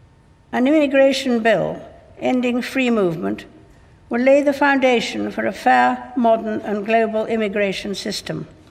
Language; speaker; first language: English; native; English